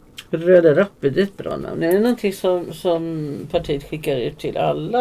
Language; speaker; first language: Swedish; native; Swedish